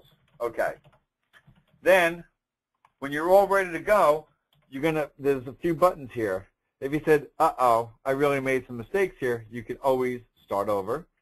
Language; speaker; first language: English; native; English